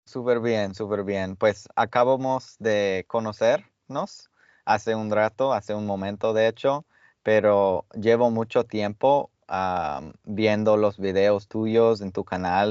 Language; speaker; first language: Spanish; non-native, fluent; English